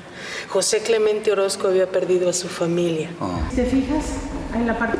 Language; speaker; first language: Spanish; native; Spanish